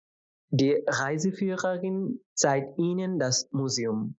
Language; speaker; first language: German; non-native, fluent; Bangla